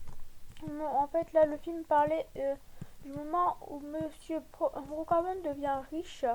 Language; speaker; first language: French; native; French